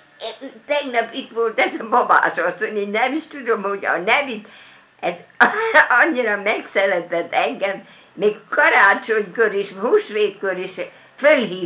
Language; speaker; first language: Hungarian; non-native, local second language; German